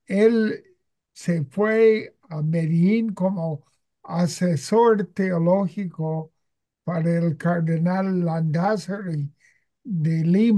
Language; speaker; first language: Spanish; non-native, fluent; English